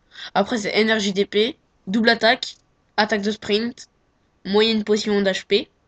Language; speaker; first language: French; native; French